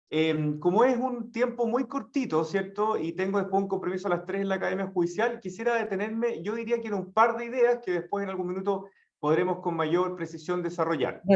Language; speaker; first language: Spanish; native; Spanish